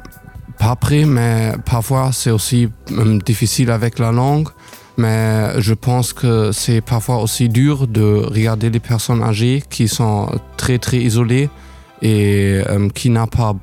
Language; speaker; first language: French; non-native, learner; German